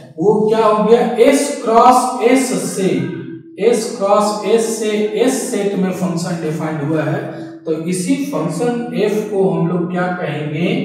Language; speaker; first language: Hindi; native; Hindi